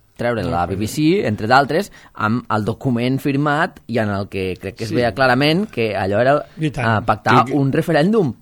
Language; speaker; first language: Catalan; native; Catalan